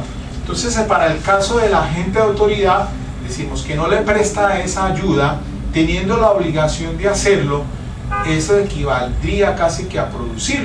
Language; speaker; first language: Spanish; native; Spanish